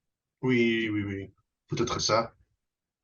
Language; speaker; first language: French; non-native, fluent; Spanish